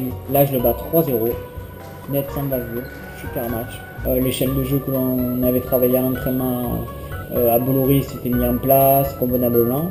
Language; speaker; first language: French; native; French